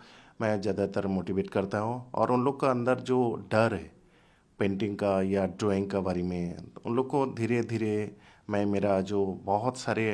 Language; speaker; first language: Hindi; non-native, local second language; Assamese